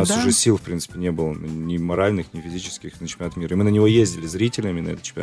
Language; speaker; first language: Russian; native; Russian